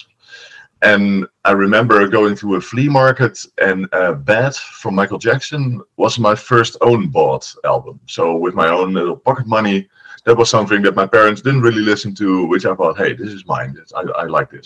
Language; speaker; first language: English; non-native, fluent; Dutch